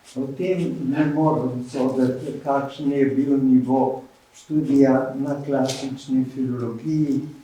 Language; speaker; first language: Slovenian; native; Slovenian